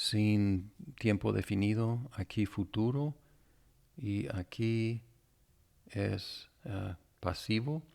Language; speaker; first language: Spanish; non-native, fluent; English